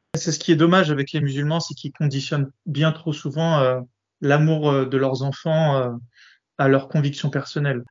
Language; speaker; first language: French; native; French